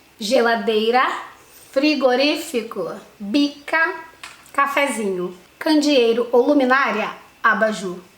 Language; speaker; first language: Portuguese; native; Portuguese